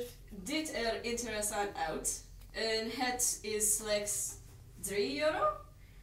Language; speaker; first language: Dutch; non-native, learner; English